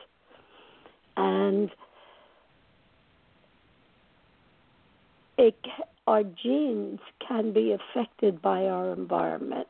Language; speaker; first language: English; native; English